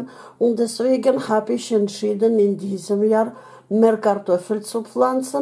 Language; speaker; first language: German; non-native, fluent; Russian